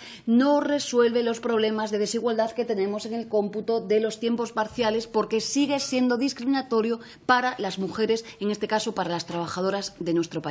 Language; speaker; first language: Spanish; native; Spanish